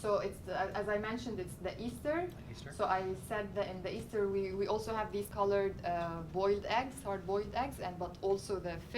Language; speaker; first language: English; non-native, local second language; Arabic